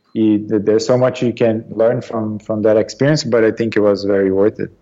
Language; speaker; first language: English; non-native, fluent; Portuguese